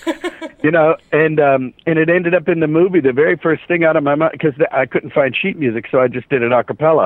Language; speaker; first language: English; native; English